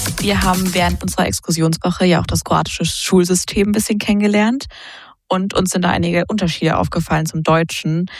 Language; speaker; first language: German; native; German